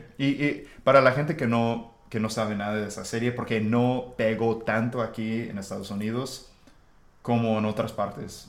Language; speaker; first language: Spanish; non-native, fluent; English